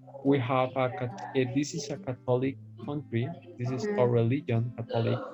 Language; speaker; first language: English; non-native, fluent; Spanish